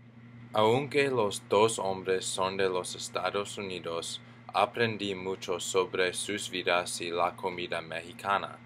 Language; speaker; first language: Spanish; non-native, learner; English